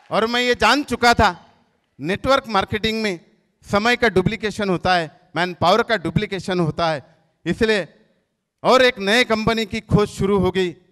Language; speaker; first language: Hindi; non-native, local second language; Marathi